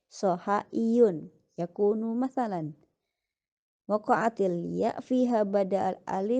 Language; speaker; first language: Arabic; non-native, learner; Indonesian